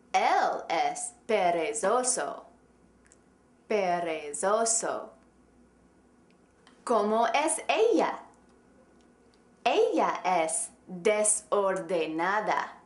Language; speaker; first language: Spanish; non-native, fluent; English